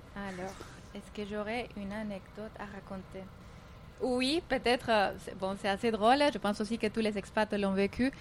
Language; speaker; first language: French; non-native, fluent; Spanish